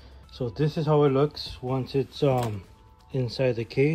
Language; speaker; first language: English; early bilingual, other home language; Spanish